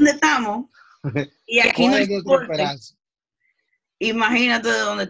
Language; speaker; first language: Spanish; early bilingual, heritage; Spanish